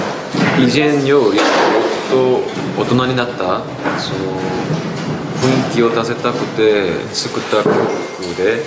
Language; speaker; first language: Japanese; non-native, fluent; Korean